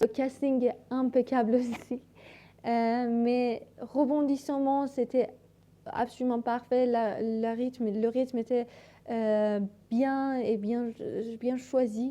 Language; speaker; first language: French; non-native, learner; Persian